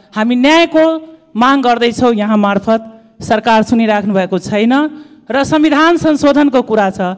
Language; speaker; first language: Nepali; non-native, local second language; Dangaura Tharu